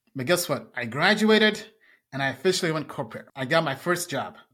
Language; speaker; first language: English; early bilingual, other home language; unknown